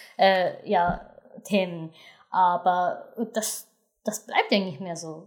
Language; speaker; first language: German; non-native, fluent; Japanese